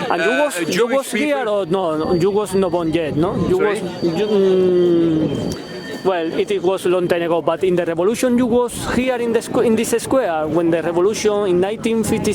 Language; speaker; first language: English; non-native, learner; Spanish